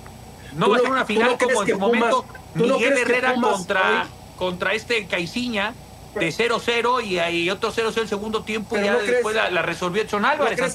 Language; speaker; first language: Spanish; native; Spanish